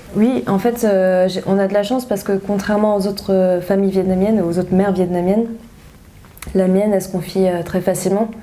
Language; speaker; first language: French; early bilingual, other home language; Vietnamese